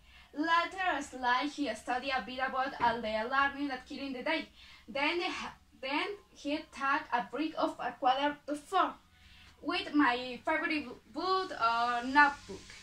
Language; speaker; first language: English; non-native, learner; Spanish